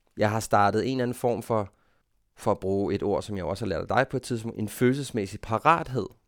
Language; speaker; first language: Danish; native; Danish